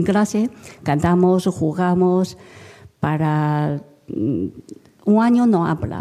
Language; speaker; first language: Spanish; non-native, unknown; Chinese